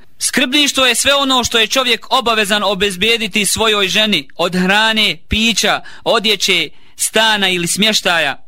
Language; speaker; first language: Bosnian; native; Bosnian